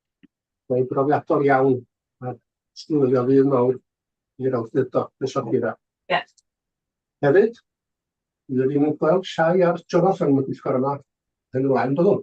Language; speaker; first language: Welsh; native; Welsh